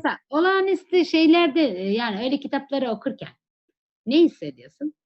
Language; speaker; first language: Turkish; native; Turkish